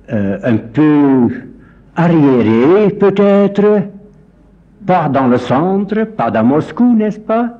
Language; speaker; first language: French; non-native, fluent; Dutch